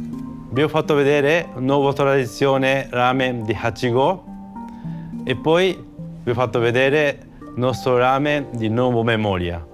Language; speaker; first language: Italian; non-native, learner; Japanese